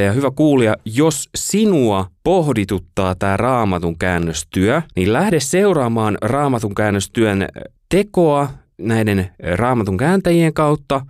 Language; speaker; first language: Finnish; native; Finnish